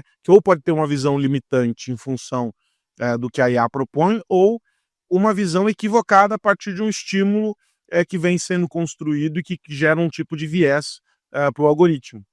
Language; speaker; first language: Portuguese; native; Portuguese